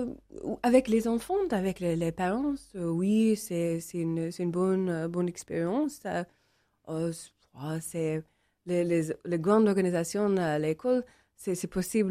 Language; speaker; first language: French; non-native, learner; English